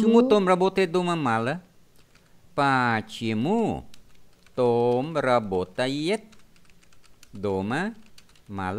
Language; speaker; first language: Russian; non-native, fluent; Vietnamese